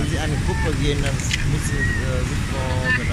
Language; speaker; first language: German; non-native, fluent; Vietnamese